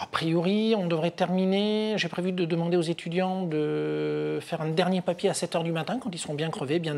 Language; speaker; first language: French; native; French